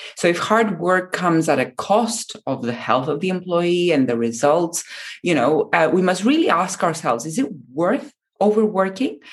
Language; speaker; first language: English; non-native, fluent; Japanese